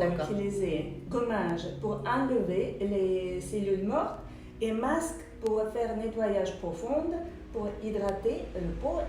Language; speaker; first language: French; non-native, fluent; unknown